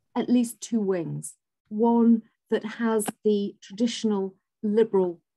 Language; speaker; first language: English; native; English